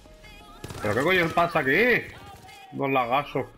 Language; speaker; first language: Spanish; native; Spanish